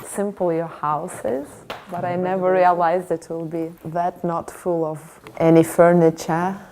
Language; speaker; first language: English; non-native, fluent; Russian